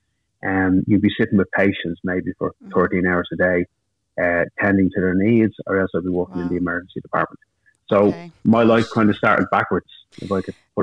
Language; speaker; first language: English; native; English